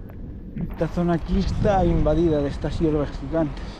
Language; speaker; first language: Spanish; native; Spanish